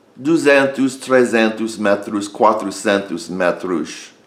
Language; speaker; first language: Portuguese; non-native, fluent; English